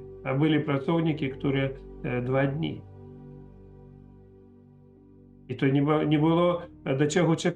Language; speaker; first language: Polish; non-native, learner; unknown